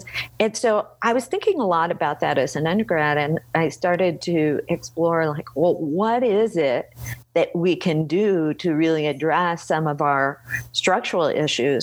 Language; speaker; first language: English; native; English